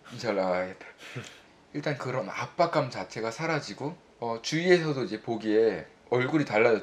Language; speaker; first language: Korean; native; Korean